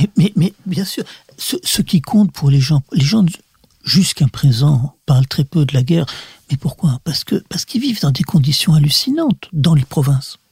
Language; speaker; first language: French; early bilingual, other home language; Russian